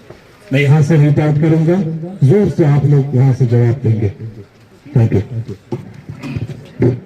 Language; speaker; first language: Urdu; non-native, local second language; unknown